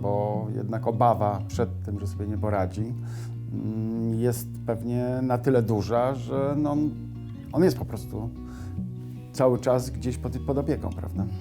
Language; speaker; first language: Polish; native; Polish